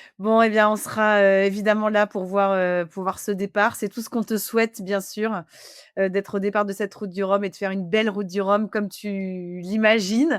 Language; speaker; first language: French; native; French